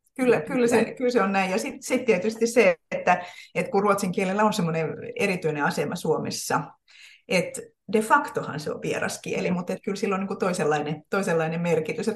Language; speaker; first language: Finnish; native; Finnish